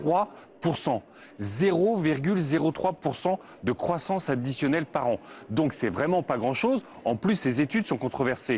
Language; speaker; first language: French; native; French